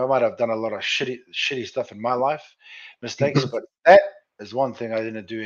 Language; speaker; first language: English; native; English